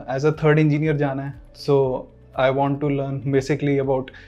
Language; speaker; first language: Hindi; native; Hindi